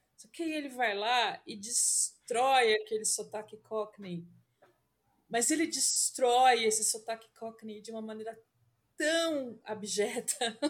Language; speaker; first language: Portuguese; native; Portuguese